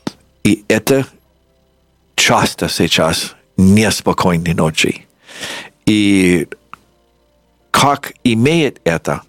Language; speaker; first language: Russian; non-native, fluent; English